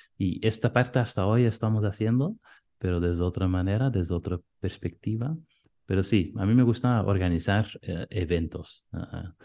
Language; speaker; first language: Spanish; non-native, fluent; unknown